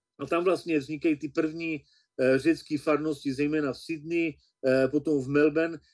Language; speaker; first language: Czech; native; Czech